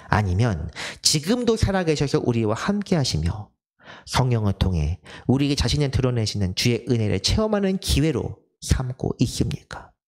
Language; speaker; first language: Korean; native; Korean